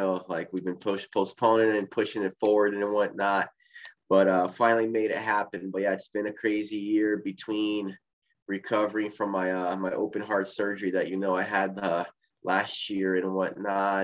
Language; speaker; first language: English; early bilingual, other home language; Portuguese